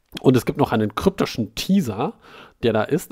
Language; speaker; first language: German; native; German